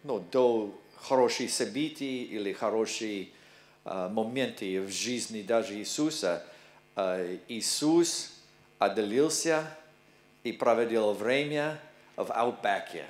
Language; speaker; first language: Russian; non-native, learner; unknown